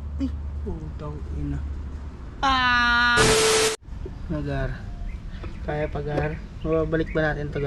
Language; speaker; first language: Filipino; native; Filipino